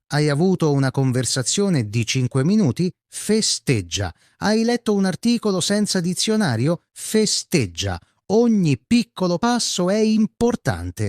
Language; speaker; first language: Italian; non-native, fluent; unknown